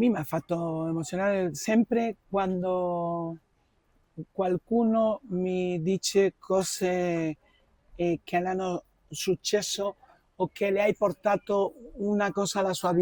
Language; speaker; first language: Italian; non-native, fluent; Spanish